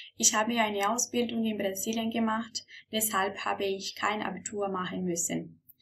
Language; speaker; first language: German; non-native, fluent; Portuguese